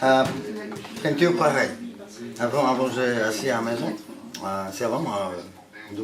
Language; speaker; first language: French; non-native, learner; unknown